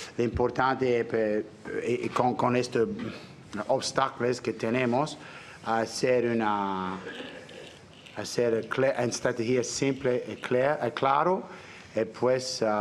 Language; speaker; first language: Spanish; non-native, fluent; English